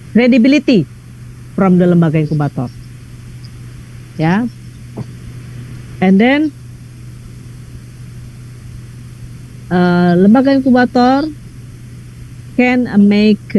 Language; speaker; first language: English; non-native, learner; Indonesian